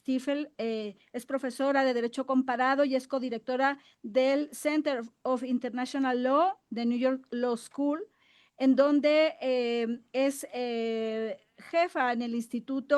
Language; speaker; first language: Spanish; native; Spanish